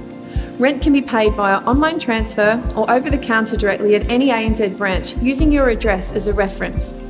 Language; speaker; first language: English; native; English